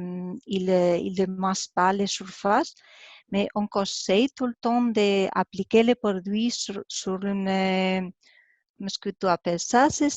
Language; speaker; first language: French; non-native, learner; Spanish